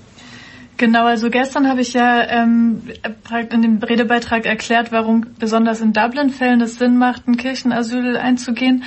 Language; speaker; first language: German; native; German